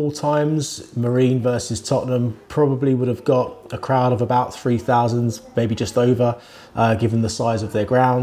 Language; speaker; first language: English; native; English